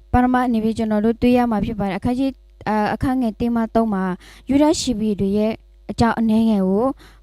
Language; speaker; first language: Burmese; non-native, local second language; S'gaw Karen